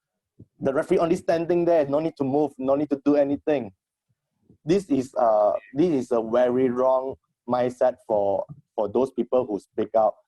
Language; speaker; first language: English; non-native, fluent; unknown